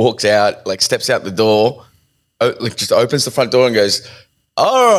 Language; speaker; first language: English; native; English